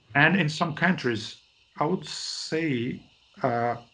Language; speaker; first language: English; non-native, fluent; Portuguese